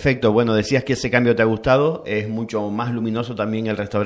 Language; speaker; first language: Spanish; native; Spanish